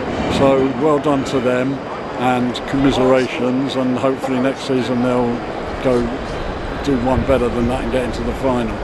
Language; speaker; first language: English; native; English